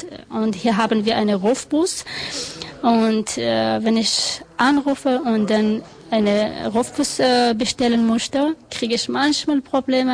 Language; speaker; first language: German; non-native, learner; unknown